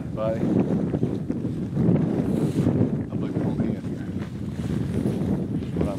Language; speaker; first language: English; native; English